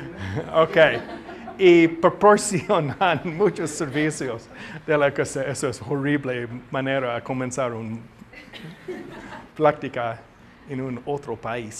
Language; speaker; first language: Spanish; non-native, learner; English